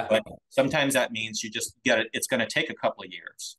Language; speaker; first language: English; native; English